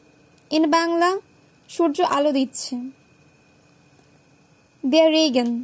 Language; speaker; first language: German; non-native, learner; Bangla